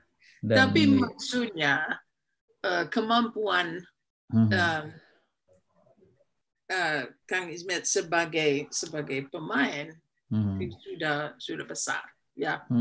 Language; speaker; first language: Indonesian; non-native, fluent; English